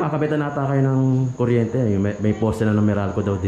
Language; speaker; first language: Filipino; native; Filipino